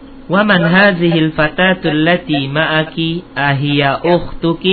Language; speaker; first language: Arabic; non-native, fluent; Indonesian